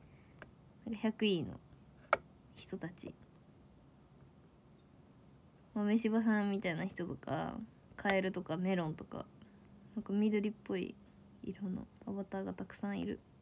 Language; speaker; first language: Japanese; native; Japanese